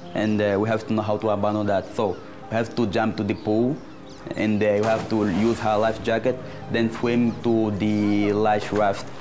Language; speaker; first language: English; non-native, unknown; Portuguese